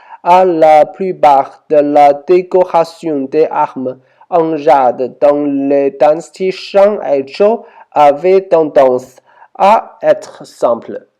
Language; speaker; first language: French; non-native, learner; Chinese